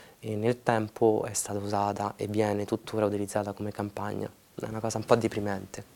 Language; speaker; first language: Italian; early bilingual, other home language; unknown